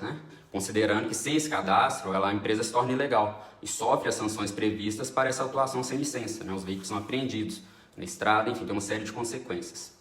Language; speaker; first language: Portuguese; native; Portuguese